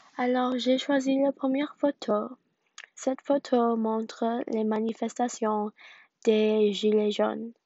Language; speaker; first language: French; non-native, learner; English